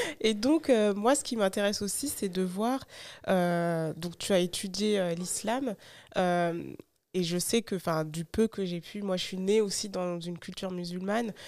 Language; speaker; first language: French; early bilingual, other home language; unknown